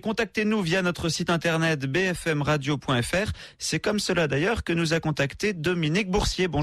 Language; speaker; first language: French; native; French